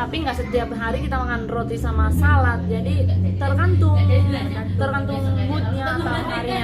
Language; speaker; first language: Indonesian; non-native, fluent; Spanish